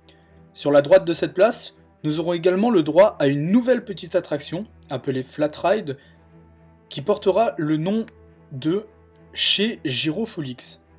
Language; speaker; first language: French; native; French